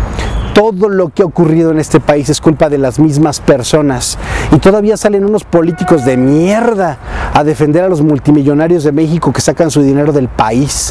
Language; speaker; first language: Spanish; native; Spanish